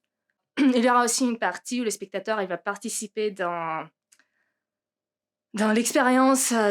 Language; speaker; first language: French; non-native, fluent; Russian